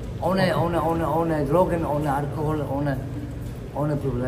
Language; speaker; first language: German; non-native, learner; Polish